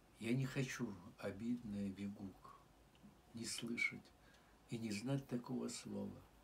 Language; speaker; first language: Russian; native; Russian